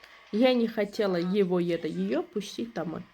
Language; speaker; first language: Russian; non-native, fluent; Azerbaijani